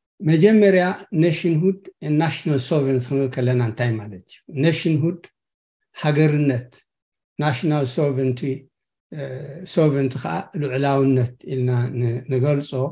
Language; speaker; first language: Tigrinya; native; Tigrinya